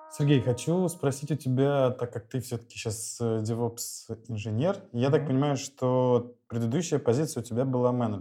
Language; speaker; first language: Russian; native; Russian